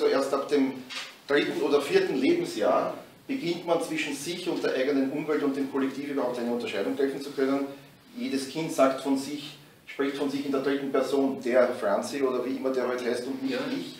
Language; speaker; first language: German; native; German